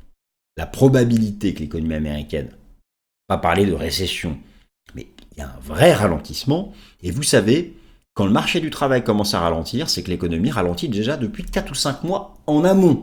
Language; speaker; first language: French; native; French